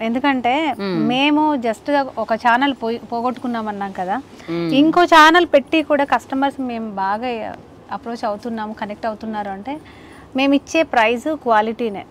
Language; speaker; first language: Telugu; non-native, local second language; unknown